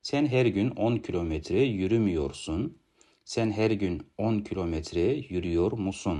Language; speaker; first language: Turkish; non-native, fluent; Kazakh